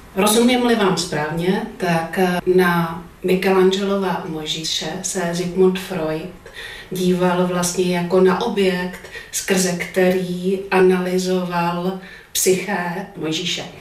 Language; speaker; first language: Czech; native; Czech